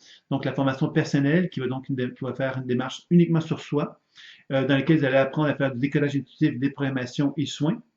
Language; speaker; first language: French; native; French